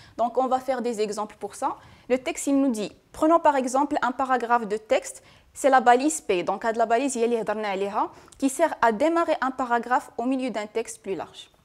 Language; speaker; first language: French; non-native, local second language; Arabic